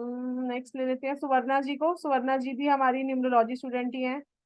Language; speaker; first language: Hindi; native; Hindi